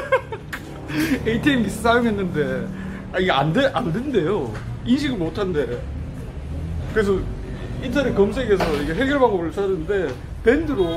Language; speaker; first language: Korean; native; Korean